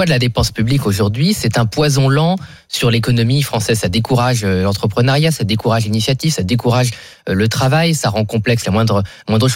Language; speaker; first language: French; native; French